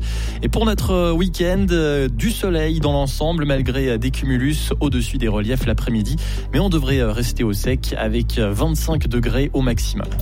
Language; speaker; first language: French; native; French